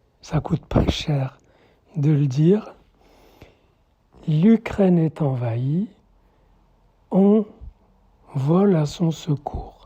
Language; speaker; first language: French; native; French